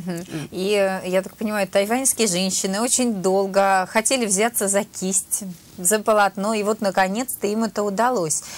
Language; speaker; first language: Russian; native; Russian